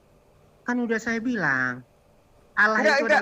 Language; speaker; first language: Indonesian; native; Indonesian